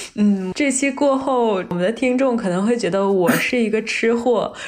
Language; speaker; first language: Chinese; native; Chinese